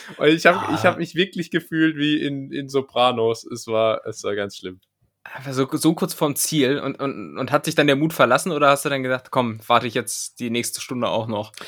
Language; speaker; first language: German; native; German